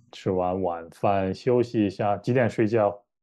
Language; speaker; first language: Chinese; native; Chinese